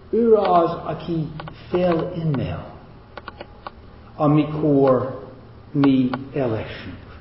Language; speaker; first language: Hungarian; non-native, fluent; English